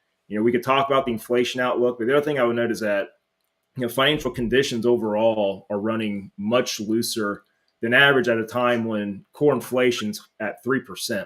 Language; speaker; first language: English; native; English